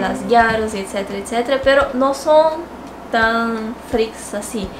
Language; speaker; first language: Spanish; non-native, fluent; Portuguese